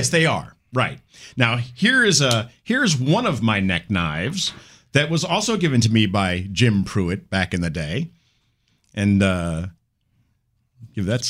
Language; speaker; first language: English; native; English